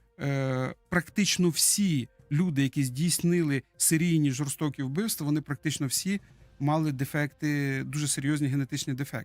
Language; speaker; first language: Ukrainian; native; Ukrainian